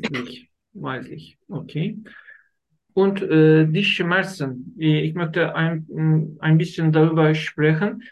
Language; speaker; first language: German; non-native, learner; Turkish